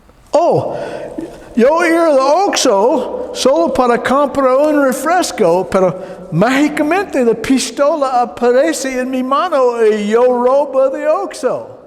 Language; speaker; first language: Spanish; non-native, learner; English